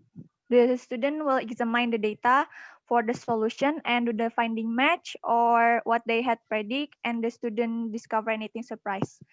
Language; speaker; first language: English; non-native, learner; Indonesian